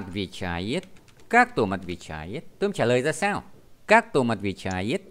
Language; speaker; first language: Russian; non-native, fluent; Vietnamese